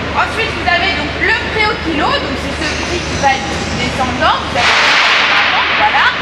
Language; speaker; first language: French; native; French